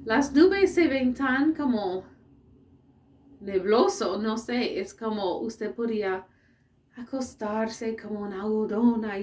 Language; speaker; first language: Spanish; non-native, learner; English